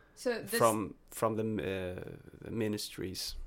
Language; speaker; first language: English; non-native, fluent; Swedish